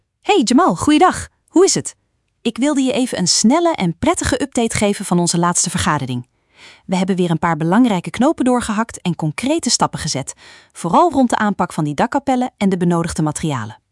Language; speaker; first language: Dutch; native; Dutch